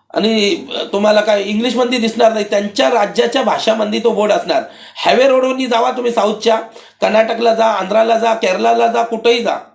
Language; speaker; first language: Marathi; non-native, local second language; Urdu